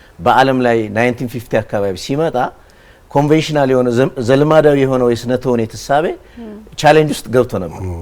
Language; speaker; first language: Amharic; native; Amharic